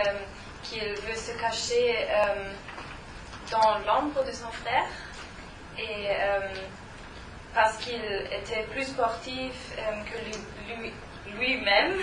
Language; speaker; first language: French; non-native, learner; German